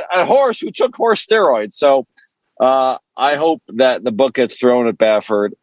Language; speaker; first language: English; non-native, fluent; French